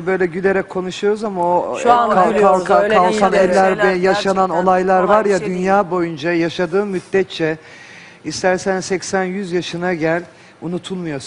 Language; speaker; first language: Turkish; native; Turkish